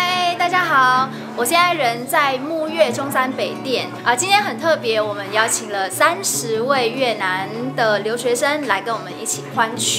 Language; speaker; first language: Chinese; non-native, fluent; Vietnamese